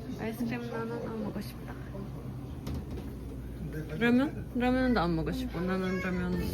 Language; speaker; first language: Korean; non-native, learner; Turkish